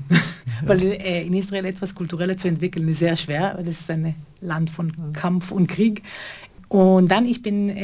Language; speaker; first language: German; non-native, fluent; Hebrew